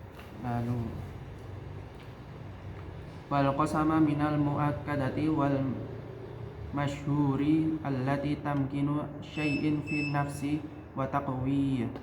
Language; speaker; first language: Arabic; non-native, learner; Indonesian